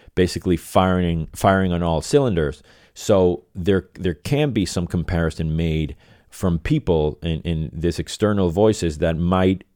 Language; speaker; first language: English; non-native, fluent; Spanish